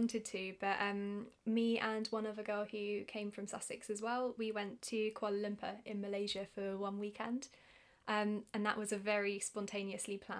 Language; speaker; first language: English; native; English